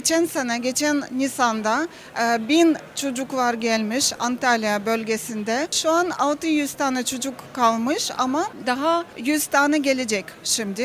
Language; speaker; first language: Turkish; non-native, learner; Ukrainian